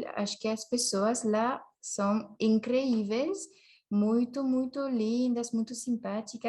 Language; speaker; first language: Portuguese; non-native, learner; French